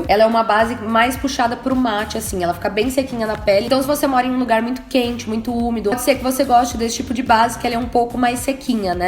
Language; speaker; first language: Portuguese; native; Portuguese